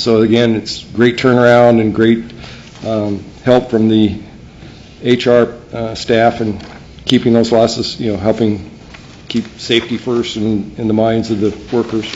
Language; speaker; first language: English; native; English